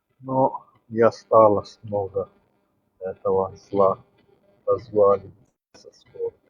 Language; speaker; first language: Russian; non-native, fluent; Georgian